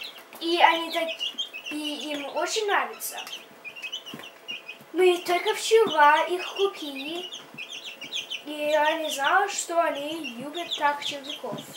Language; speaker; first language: Russian; early bilingual, heritage; English